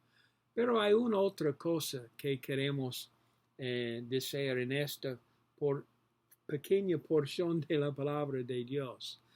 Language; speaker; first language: Spanish; non-native, learner; English